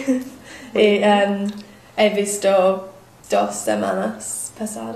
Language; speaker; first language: Spanish; non-native, learner; English